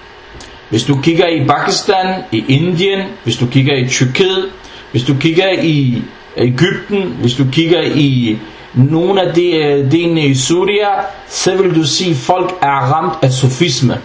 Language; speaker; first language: Danish; non-native, fluent; Arabic